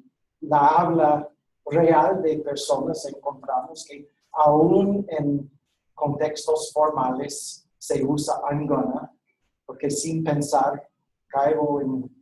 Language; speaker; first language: Spanish; non-native, fluent; English